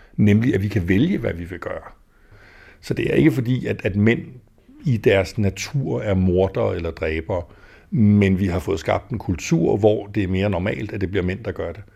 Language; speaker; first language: Danish; native; Danish